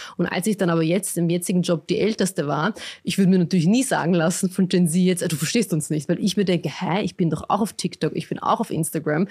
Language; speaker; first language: German; early bilingual, other home language; Bosnian